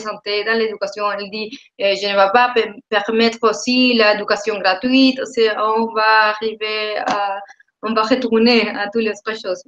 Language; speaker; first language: French; non-native, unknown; Spanish